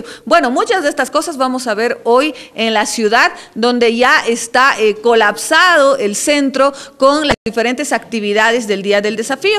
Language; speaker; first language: Spanish; native; Spanish